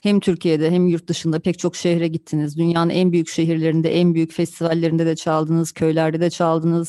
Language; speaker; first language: Turkish; native; Turkish